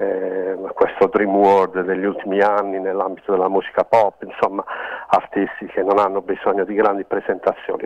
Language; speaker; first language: Italian; native; Italian